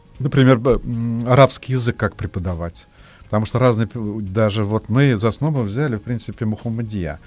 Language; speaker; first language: Russian; non-native, local second language; Tatar